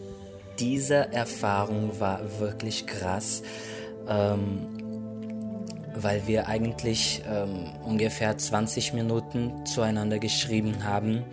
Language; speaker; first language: German; non-native, fluent; Portuguese